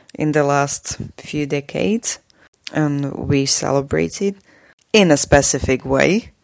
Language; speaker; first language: English; non-native, fluent; Slovak